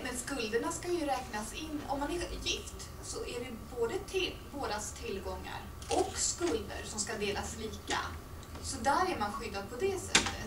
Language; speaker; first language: Swedish; native; Swedish